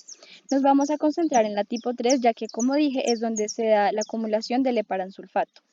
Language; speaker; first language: Spanish; native; Spanish